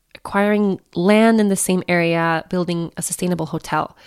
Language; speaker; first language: English; non-native, fluent; Swedish